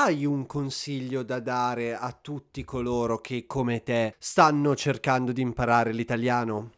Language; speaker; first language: Italian; native; Italian